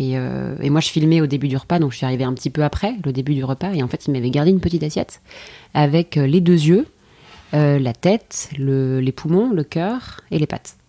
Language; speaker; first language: French; native; French